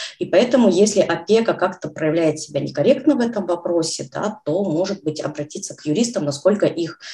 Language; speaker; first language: Russian; native; Russian